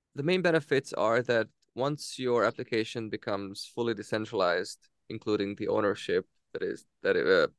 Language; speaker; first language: English; non-native, fluent; Hungarian